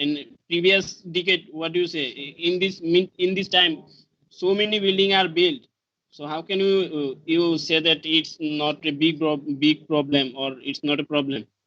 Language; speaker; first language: English; non-native, learner; Bangla